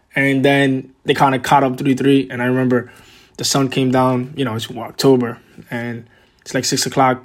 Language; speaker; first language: English; native; English